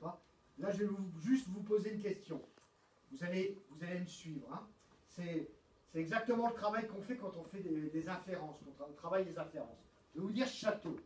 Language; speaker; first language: French; native; French